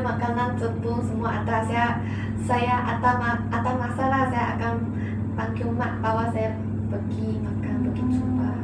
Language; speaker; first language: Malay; non-native, local second language; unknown